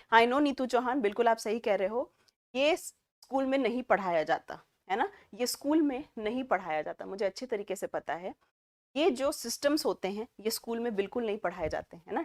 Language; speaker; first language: Hindi; native; Hindi